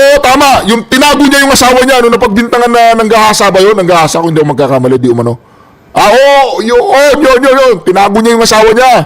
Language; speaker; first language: Filipino; native; Filipino